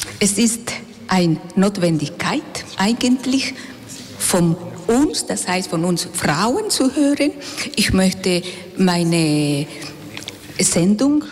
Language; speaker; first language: German; non-native, fluent; Spanish